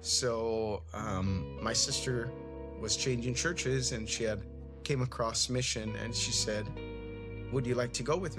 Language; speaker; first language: English; native; English